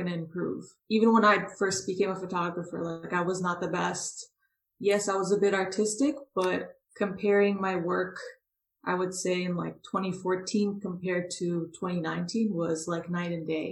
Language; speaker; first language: English; native; English